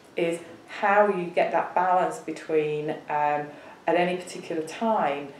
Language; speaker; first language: English; native; English